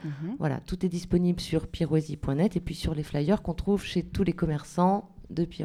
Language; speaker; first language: French; native; French